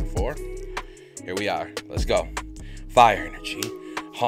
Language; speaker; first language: English; native; English